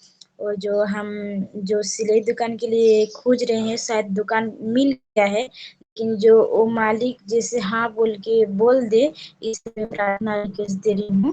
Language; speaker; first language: Hindi; non-native, local second language; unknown